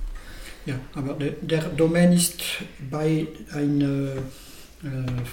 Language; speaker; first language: German; non-native, learner; French